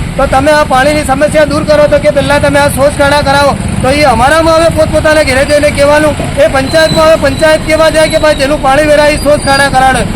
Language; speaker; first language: Gujarati; native; Gujarati